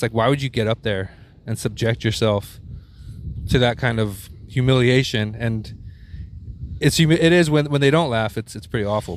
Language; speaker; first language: English; native; English